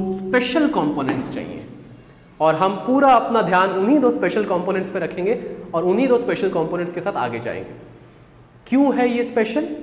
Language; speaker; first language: Hindi; native; Hindi